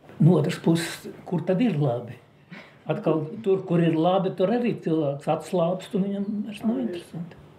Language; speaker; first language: Latvian; native; Latvian